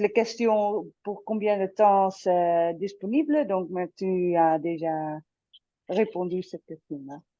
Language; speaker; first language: French; non-native, fluent; Dutch